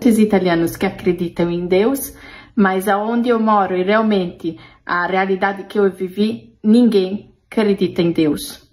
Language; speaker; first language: Portuguese; non-native, fluent; Italian